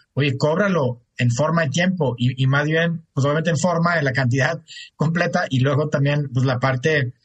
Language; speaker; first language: Spanish; non-native, fluent; German